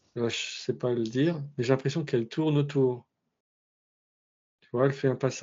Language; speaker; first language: French; native; French